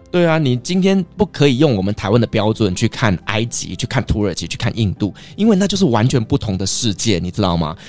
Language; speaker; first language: Chinese; native; Chinese